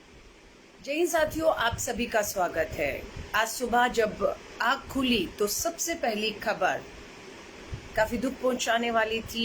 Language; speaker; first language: Hindi; native; Hindi